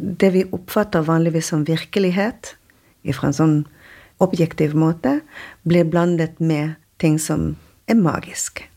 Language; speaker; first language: Norwegian; non-native, fluent; Spanish